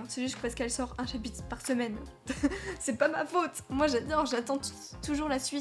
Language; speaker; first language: French; native; French